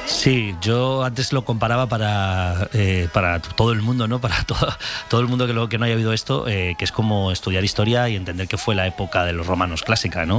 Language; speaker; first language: Spanish; native; Spanish